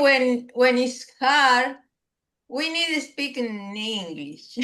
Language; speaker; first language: English; non-native, learner; Spanish